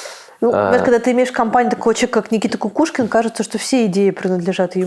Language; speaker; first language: Russian; native; Russian